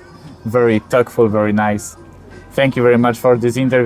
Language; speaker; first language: English; non-native, learner; Polish